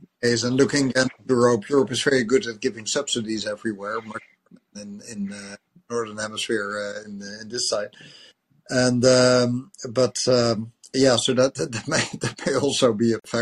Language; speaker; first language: English; non-native, fluent; Dutch